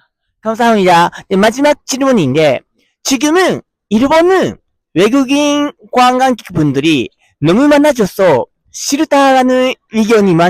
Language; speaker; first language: Korean; non-native, learner; Japanese